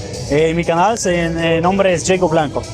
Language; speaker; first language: Spanish; non-native, learner; Polish